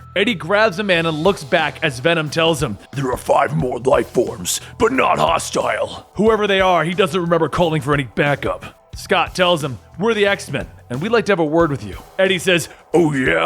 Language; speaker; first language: English; native; English